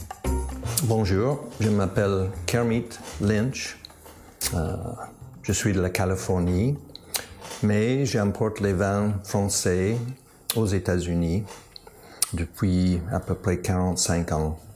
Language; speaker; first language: French; non-native, fluent; English